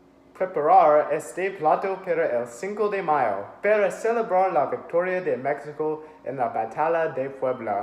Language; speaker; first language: Spanish; non-native, learner; English